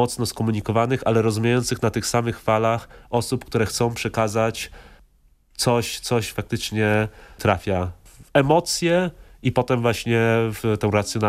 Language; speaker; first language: Polish; non-native, fluent; English